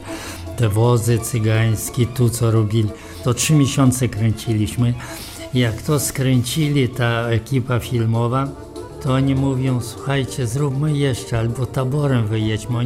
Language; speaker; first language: Polish; non-native, local second language; Romany